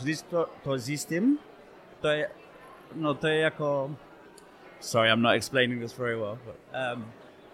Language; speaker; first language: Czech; non-native, fluent; English